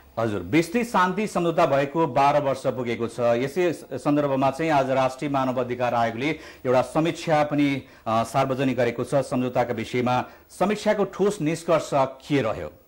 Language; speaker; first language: Nepali; native; Nepali